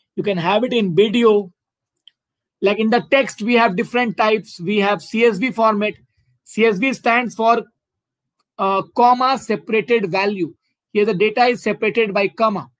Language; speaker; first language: English; non-native, local second language; Hindi